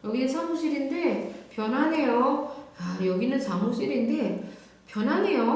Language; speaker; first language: Korean; non-native, fluent; Indonesian